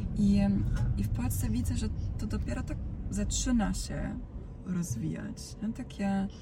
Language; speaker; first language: Polish; non-native, fluent; Croatian